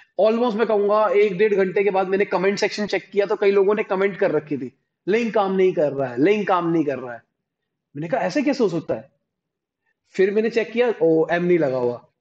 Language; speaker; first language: Hindi; native; Hindi